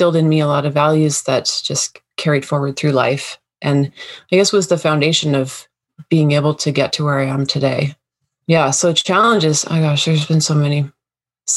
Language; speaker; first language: English; native; English